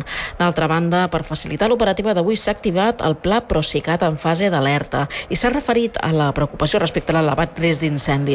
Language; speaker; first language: Catalan; native; Catalan